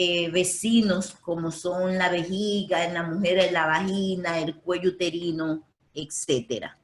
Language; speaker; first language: Spanish; native; Spanish